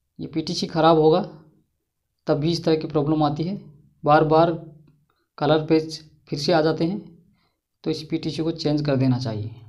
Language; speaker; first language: Hindi; native; Hindi